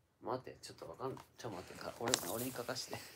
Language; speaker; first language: Japanese; native; Japanese